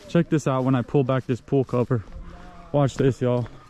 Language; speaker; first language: English; native; English